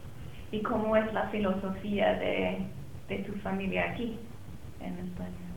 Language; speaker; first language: Spanish; non-native, fluent; English